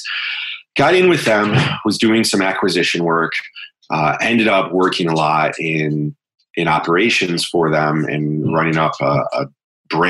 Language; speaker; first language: English; native; English